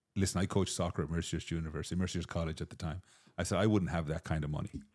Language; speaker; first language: English; native; English